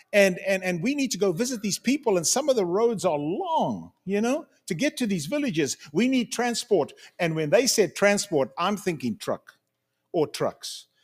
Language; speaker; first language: English; native; English